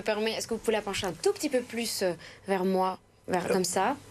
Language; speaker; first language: French; native; French